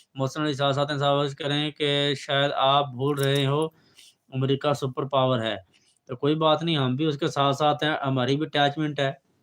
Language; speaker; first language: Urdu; non-native, local second language; Punjabi